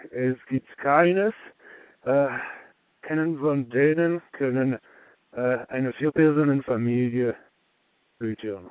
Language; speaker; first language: German; non-native, learner; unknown